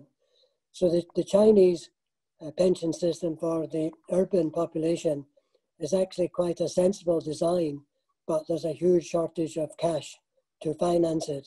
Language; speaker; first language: English; native; English